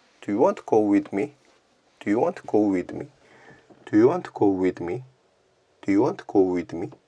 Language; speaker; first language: English; non-native, learner; Korean